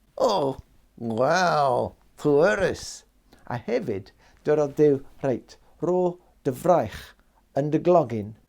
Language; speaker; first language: Welsh; non-native, local second language; English